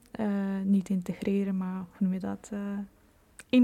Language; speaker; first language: Dutch; non-native, fluent; Ukrainian